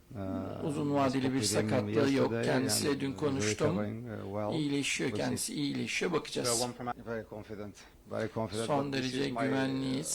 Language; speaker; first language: Turkish; non-native, learner; Portuguese